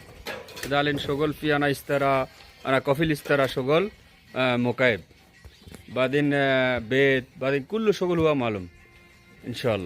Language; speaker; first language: Arabic; non-native, learner; Bangla